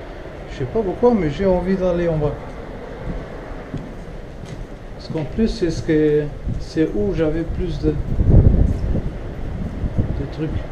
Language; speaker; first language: French; non-native, fluent; Portuguese